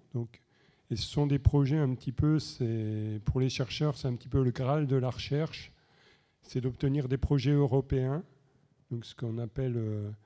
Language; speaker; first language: French; native; French